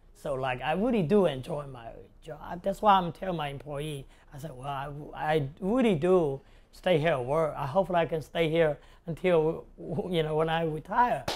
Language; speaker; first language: English; non-native, local second language; Cantonese